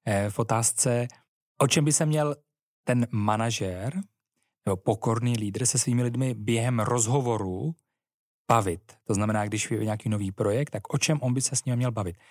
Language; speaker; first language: Czech; native; Czech